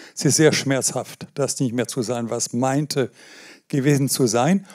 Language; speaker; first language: German; non-native, fluent; French